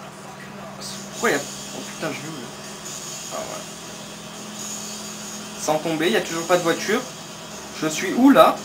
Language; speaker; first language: French; native; French